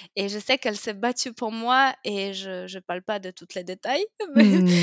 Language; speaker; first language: French; non-native, fluent; Polish